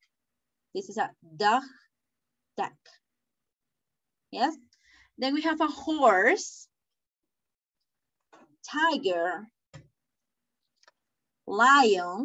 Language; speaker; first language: English; non-native, fluent; Spanish